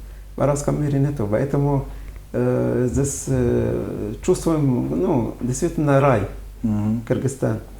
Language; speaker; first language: Russian; non-native, fluent; Arabic